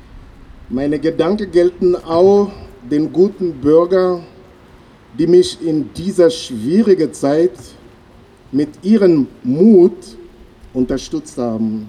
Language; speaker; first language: German; non-native, fluent; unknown